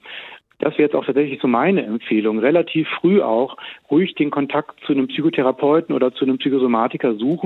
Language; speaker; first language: German; native; German